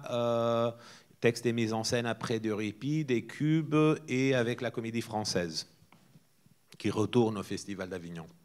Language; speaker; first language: French; non-native, fluent; Portuguese